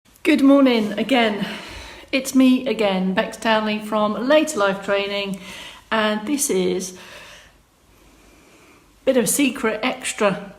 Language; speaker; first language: English; native; English